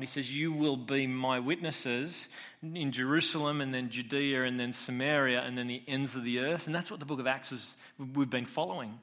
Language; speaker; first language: English; native; English